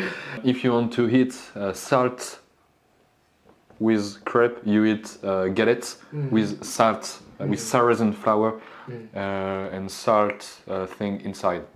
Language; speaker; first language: English; non-native, learner; French